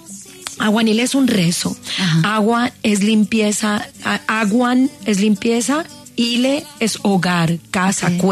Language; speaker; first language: Spanish; native; Spanish